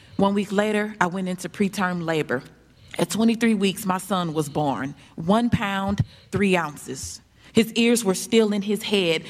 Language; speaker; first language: English; native; English